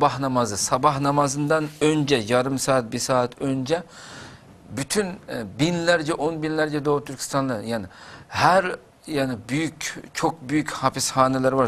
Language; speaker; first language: Turkish; non-native, fluent; Uyghur